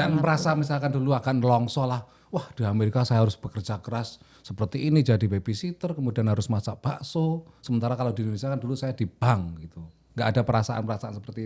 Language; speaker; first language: Indonesian; native; Indonesian